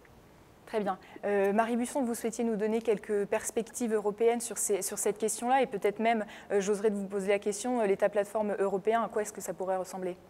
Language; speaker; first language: French; native; French